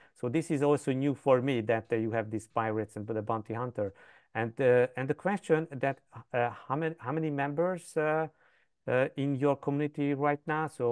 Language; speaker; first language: English; non-native, fluent; Hungarian